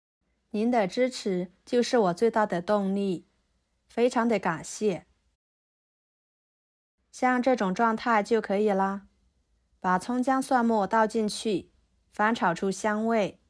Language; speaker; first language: Chinese; native; Chinese